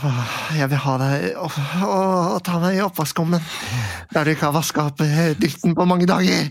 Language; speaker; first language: Norwegian; native; Norwegian